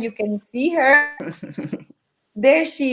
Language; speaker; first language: English; non-native, fluent; Italian